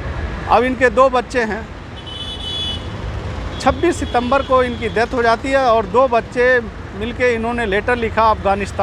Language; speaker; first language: Hindi; native; Hindi